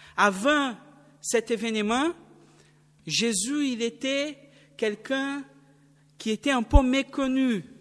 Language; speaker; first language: French; non-native, fluent; Portuguese